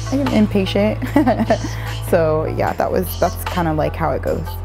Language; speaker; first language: English; native; English